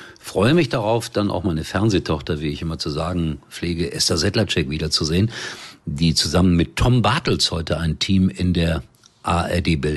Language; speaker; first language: German; native; German